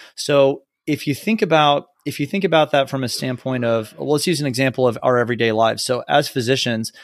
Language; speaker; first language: English; native; English